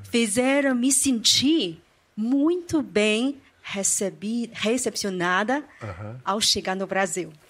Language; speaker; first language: Portuguese; non-native, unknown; Chinese